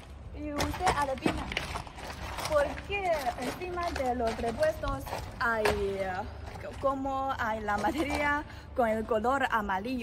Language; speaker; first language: Spanish; non-native, learner; Chinese